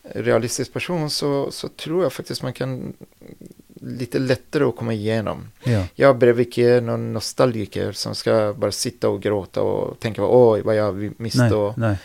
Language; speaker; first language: Swedish; non-native, fluent; Persian